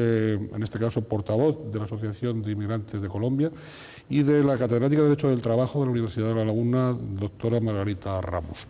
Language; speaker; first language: Spanish; native; Spanish